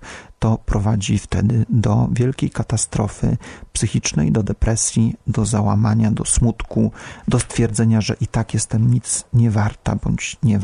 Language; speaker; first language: Polish; native; Polish